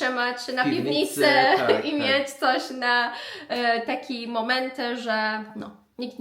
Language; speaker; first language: Polish; non-native, learner; Persian